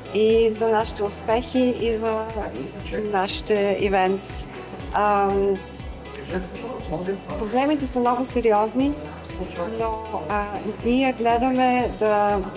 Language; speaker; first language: Bulgarian; early bilingual, heritage; Bulgarian